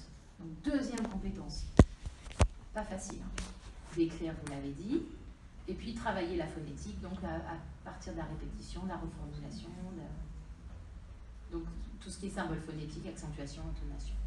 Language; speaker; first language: French; native; French